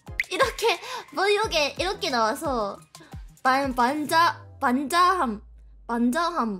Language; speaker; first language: Korean; non-native, learner; Japanese